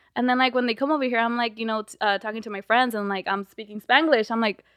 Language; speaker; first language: English; early bilingual, other home language; Spanish